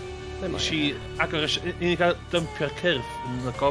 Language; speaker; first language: Welsh; native; Welsh